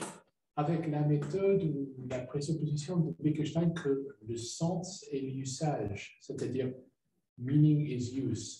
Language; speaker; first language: French; non-native, fluent; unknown